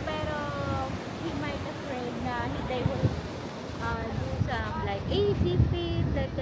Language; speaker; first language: English; non-native, local second language; Filipino